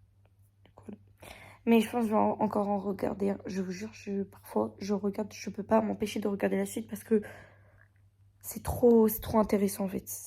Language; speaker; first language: French; native; French